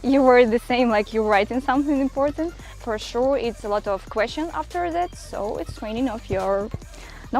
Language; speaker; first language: English; non-native, learner; Ukrainian